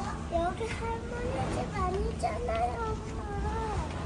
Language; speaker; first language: Korean; early bilingual, other home language; Kazakh